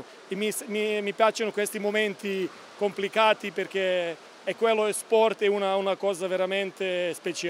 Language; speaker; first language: Italian; non-native, learner; Serbian